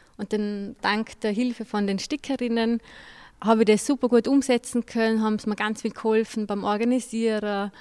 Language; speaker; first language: German; native; German